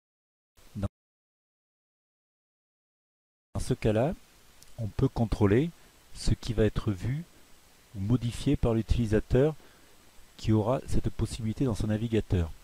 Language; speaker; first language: French; native; French